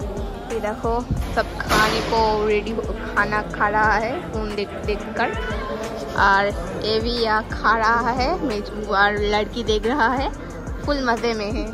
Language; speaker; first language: Hindi; non-native, local second language; Bangla